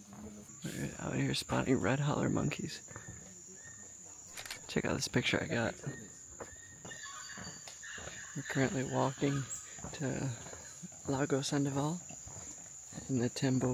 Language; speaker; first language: English; native; English